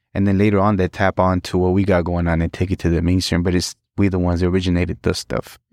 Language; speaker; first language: English; early bilingual, other home language; Spanish